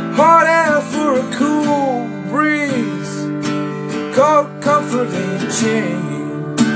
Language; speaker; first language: English; non-native, fluent; Indonesian